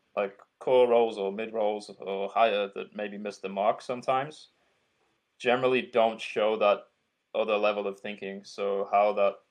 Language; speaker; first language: English; native; English